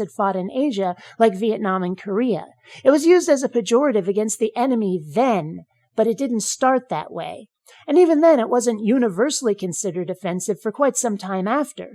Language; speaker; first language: English; native; English